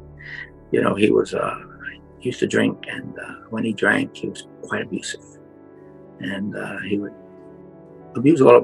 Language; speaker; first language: English; native; English